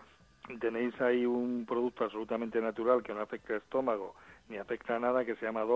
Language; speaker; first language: Spanish; native; Spanish